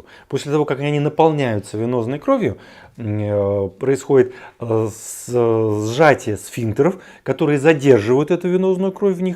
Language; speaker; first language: Russian; native; Russian